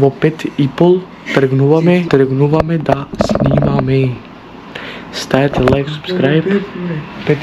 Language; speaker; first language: Macedonian; non-native, local second language; Romany